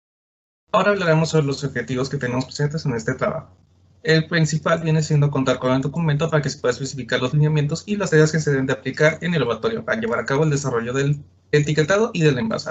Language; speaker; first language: Spanish; native; Spanish